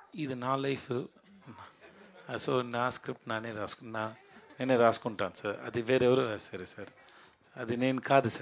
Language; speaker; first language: Telugu; non-native, learner; Tamil